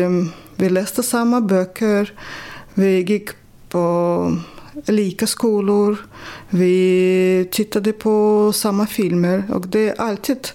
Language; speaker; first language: Swedish; non-native, fluent; Russian